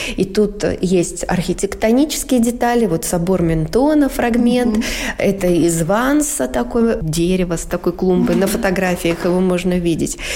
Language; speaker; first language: Russian; native; Russian